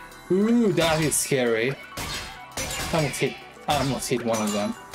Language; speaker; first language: English; non-native, fluent; Japanese